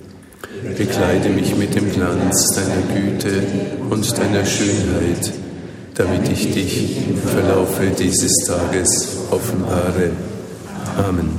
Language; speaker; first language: German; native; German